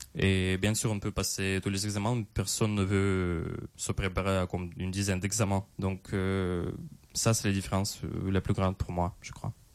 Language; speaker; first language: French; non-native, fluent; Russian